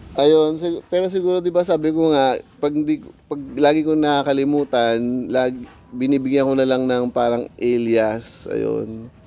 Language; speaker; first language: Filipino; native; Filipino